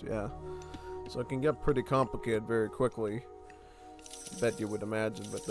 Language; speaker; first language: English; native; English